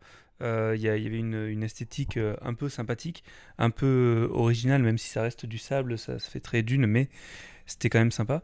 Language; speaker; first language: French; native; French